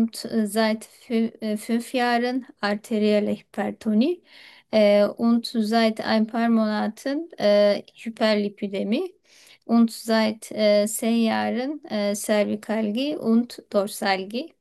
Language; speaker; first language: German; non-native, learner; Turkish